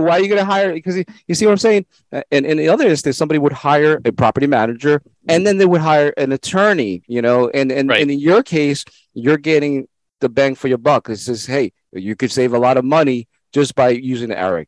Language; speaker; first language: English; non-native, fluent; Spanish